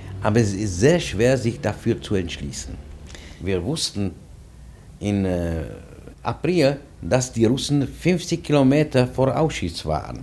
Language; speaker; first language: German; non-native, fluent; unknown